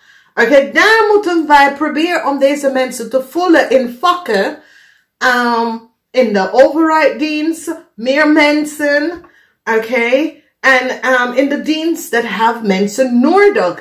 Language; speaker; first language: Dutch; non-native, fluent; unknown